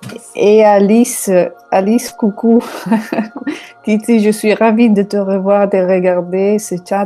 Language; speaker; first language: French; non-native, fluent; Italian